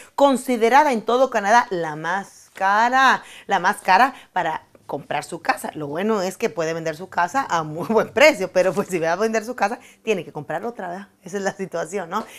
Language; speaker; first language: Spanish; native; Spanish